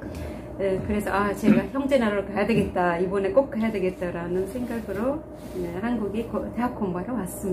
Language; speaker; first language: Korean; non-native, fluent; Turkish